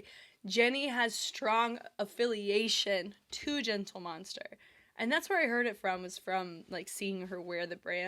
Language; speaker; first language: English; native; English